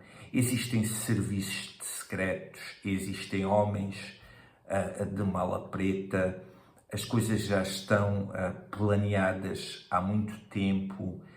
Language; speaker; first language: Portuguese; native; Portuguese